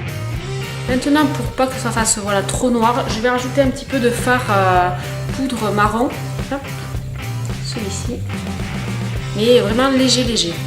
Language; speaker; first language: French; native; French